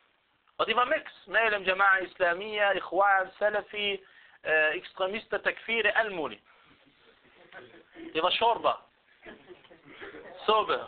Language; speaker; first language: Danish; non-native, fluent; Arabic